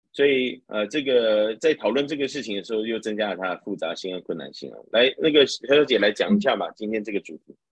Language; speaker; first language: Chinese; native; Chinese